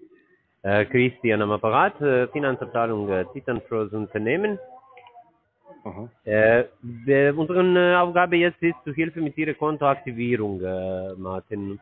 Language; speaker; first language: German; non-native, learner; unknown